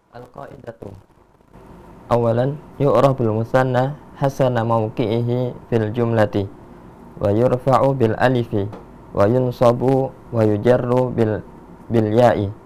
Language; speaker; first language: Arabic; non-native, learner; Indonesian